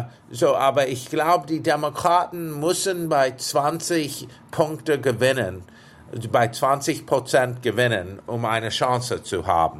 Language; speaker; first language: German; non-native, fluent; English